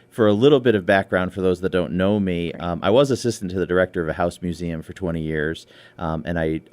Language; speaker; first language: English; native; English